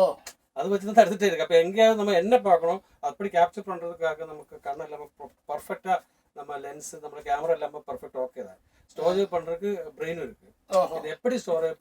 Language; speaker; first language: Tamil; non-native, learner; Malayalam